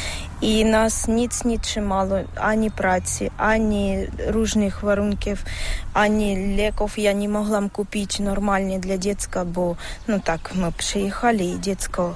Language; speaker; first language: Ukrainian; non-native, local second language; Russian